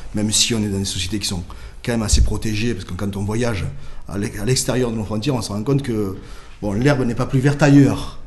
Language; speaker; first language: French; native; French